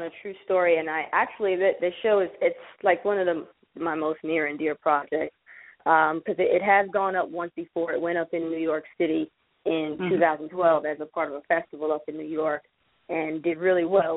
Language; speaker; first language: English; native; English